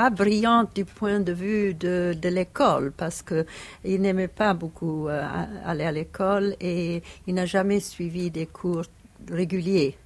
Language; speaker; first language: French; non-native, fluent; Italian